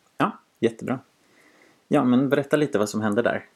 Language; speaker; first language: Swedish; native; Swedish